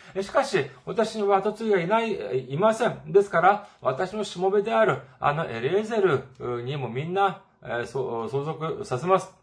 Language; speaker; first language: Japanese; non-native, fluent; Korean